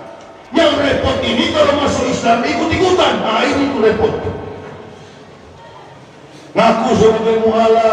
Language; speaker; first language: Indonesian; native; Indonesian